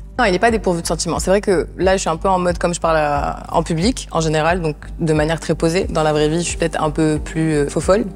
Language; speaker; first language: French; non-native, local second language; Arabic